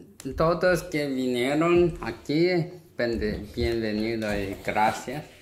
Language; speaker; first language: Spanish; non-native, learner; Korean